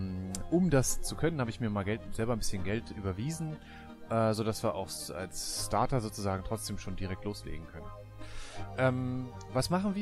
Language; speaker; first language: German; native; German